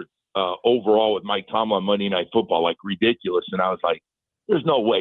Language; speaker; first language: English; native; English